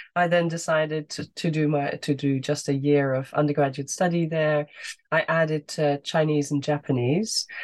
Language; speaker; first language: English; non-native, fluent; Dutch